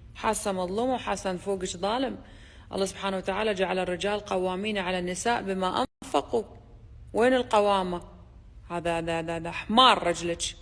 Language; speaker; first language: Arabic; native; Arabic